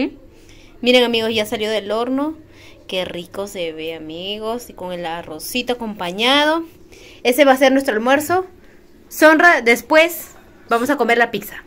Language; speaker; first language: Spanish; native; Spanish